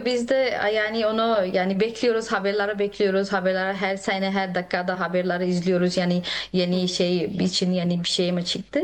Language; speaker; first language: Turkish; non-native, fluent; Nepali